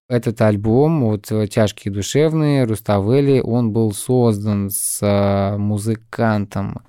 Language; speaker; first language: Russian; native; Russian